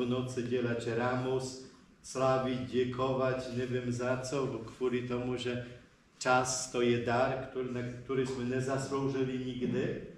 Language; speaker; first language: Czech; non-native, fluent; Polish